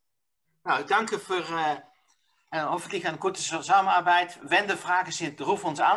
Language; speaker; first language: German; non-native, learner; Dutch